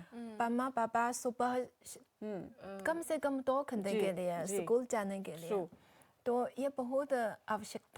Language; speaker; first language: Hindi; non-native, fluent; Chinese